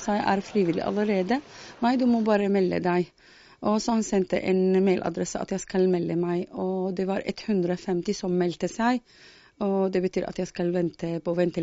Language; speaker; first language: Norwegian; non-native, fluent; Arabic